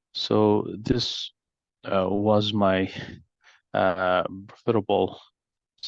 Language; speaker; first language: English; non-native, learner; Arabic